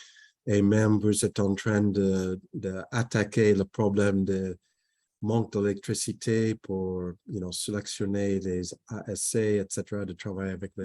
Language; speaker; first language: French; non-native, fluent; English